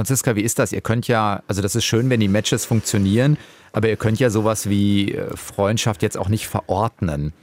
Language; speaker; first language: German; native; German